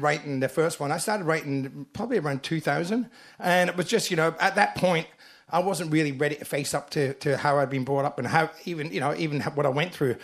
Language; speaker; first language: English; native; English